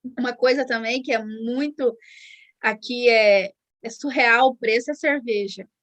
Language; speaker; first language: Portuguese; native; Portuguese